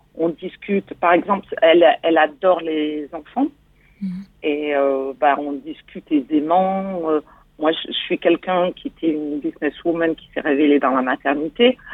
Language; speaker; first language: French; native; French